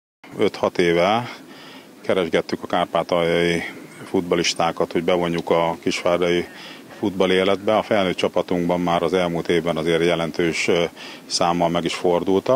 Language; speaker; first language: Hungarian; native; Hungarian